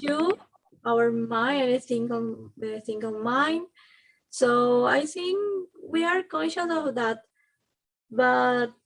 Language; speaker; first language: English; non-native, learner; Spanish